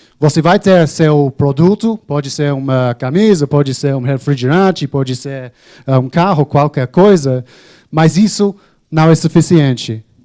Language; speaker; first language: Portuguese; non-native, fluent; English